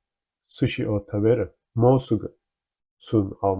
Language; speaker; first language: Japanese; non-native, learner; Turkish